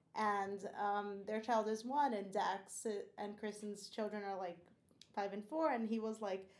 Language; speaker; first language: English; non-native, fluent; Portuguese